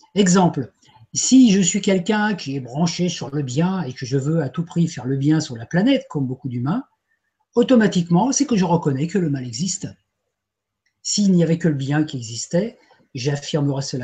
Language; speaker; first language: French; native; French